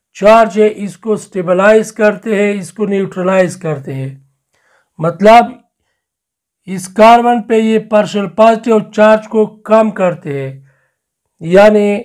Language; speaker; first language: Urdu; non-native, local second language; Pashto